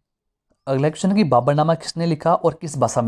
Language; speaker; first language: Hindi; native; Hindi